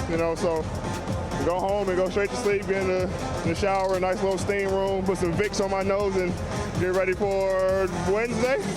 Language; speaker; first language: English; native; English